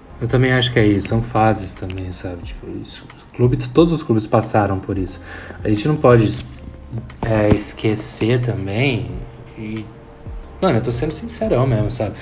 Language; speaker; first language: Portuguese; native; Portuguese